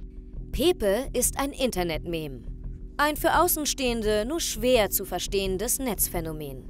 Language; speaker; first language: German; native; German